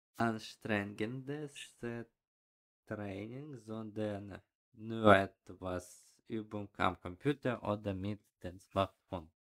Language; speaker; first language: German; non-native, learner; Ukrainian